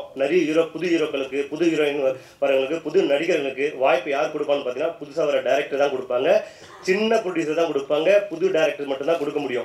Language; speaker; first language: Tamil; native; Tamil